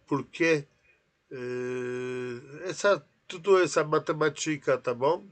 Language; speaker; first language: Portuguese; non-native, learner; Polish